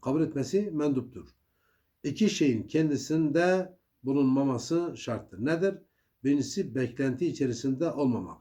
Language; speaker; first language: Turkish; native; Turkish